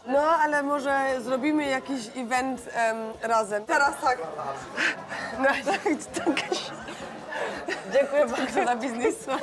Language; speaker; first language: Polish; early bilingual, heritage; Polish